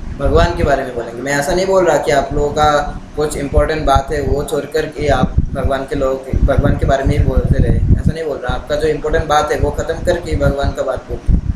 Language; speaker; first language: Hindi; non-native, local second language; Bangla